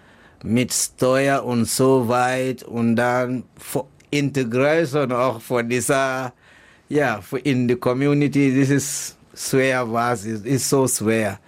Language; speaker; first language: German; non-native, learner; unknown